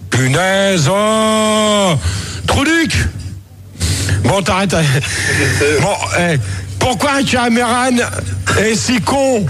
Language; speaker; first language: French; native; French